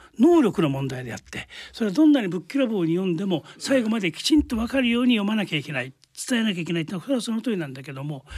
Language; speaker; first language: Japanese; native; Japanese